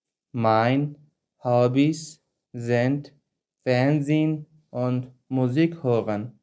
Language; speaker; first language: German; non-native, fluent; Pashto